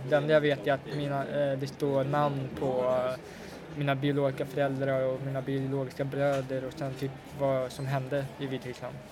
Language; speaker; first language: Swedish; early bilingual, other home language; Russian